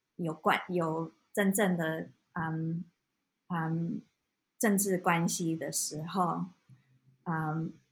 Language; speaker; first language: Chinese; non-native, fluent; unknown